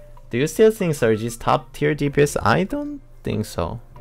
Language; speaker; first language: English; non-native, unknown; Korean